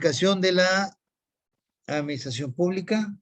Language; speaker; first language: Spanish; native; Spanish